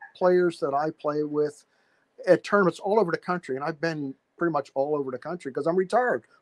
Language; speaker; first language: English; native; English